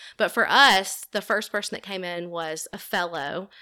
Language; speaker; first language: English; native; English